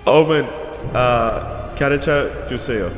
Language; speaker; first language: Korean; non-native, learner; English